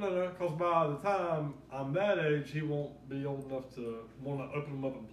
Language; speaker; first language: English; native; English